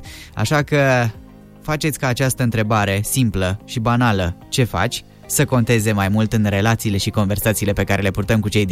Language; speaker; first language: Romanian; native; Romanian